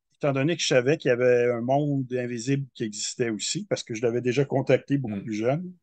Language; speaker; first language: French; native; French